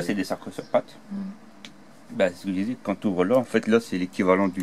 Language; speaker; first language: French; native; French